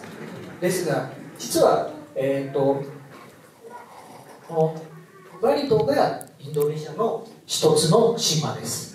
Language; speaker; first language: Japanese; non-native, fluent; Indonesian